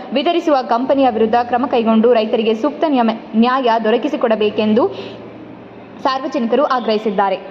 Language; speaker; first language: Kannada; native; Kannada